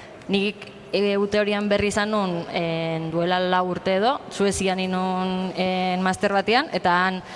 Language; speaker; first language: Basque; native; Basque